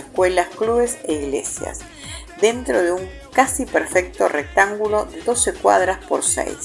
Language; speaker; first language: Spanish; native; Spanish